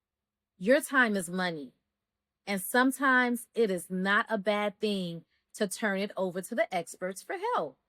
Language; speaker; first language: English; native; English